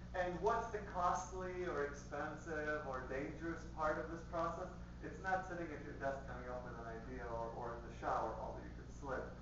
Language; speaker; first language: English; early bilingual, other home language; Spanish